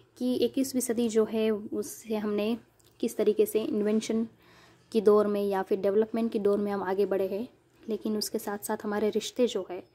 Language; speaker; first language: Hindi; non-native, local second language; Gujarati